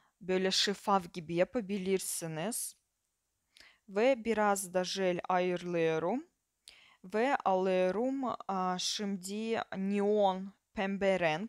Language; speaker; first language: Turkish; non-native, fluent; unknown